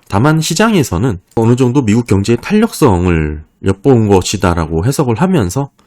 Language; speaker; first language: Korean; native; Korean